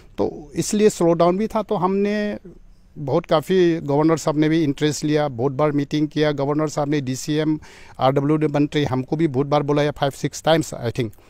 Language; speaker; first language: Hindi; non-native, local second language; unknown